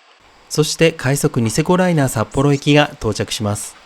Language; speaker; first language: Japanese; native; Japanese